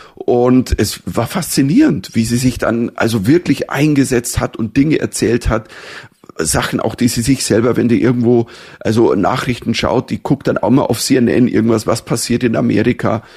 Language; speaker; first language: German; native; German